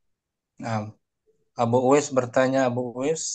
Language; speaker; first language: Indonesian; native; Indonesian